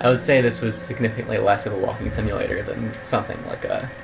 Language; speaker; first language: English; native; English